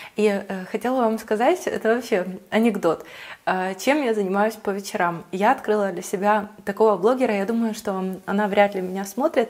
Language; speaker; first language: Russian; native; Russian